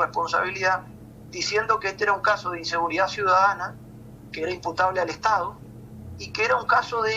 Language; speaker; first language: Spanish; native; Spanish